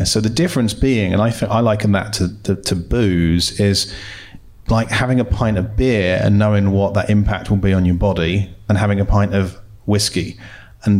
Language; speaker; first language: English; native; English